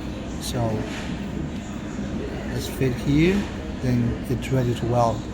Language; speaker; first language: English; non-native, learner; Chinese